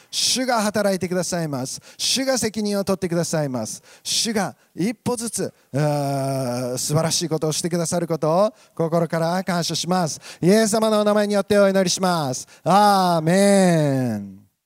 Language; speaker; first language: Japanese; native; Japanese